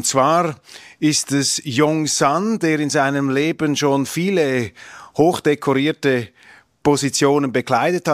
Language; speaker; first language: German; native; German